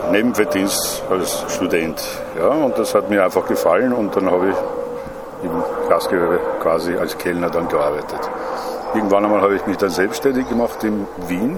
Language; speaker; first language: German; non-native, fluent; Persian